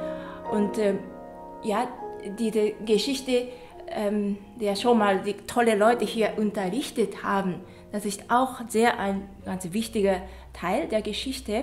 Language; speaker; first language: German; non-native, fluent; Japanese